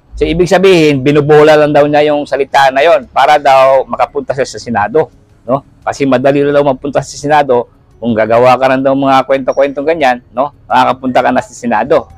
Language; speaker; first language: Filipino; native; Filipino